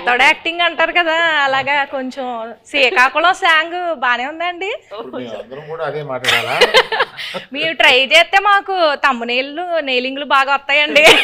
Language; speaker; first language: Telugu; native; Telugu